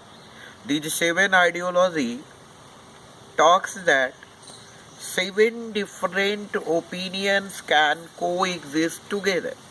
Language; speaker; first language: English; non-native, local second language; Hindi